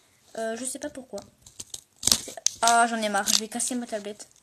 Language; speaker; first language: French; native; French